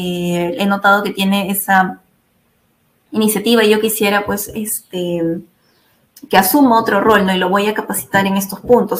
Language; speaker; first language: Spanish; native; Spanish